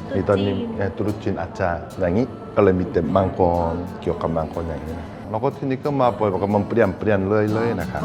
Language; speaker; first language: Thai; non-native, learner; Korean